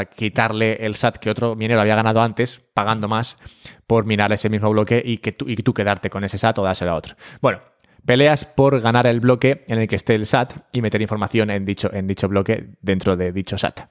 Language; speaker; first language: Spanish; native; Spanish